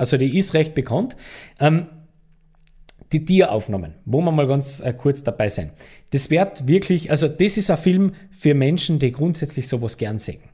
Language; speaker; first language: German; native; German